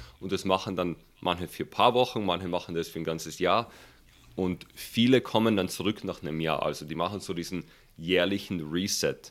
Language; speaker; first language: German; early bilingual, other home language; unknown